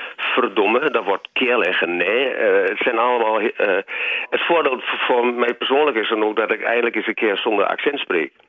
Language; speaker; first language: Dutch; native; Dutch